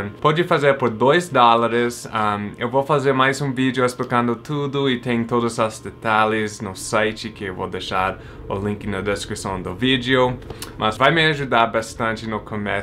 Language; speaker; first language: Portuguese; non-native, fluent; English